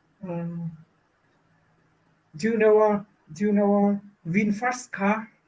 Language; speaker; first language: English; non-native, learner; Vietnamese